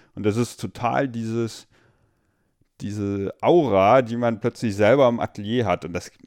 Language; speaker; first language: German; native; German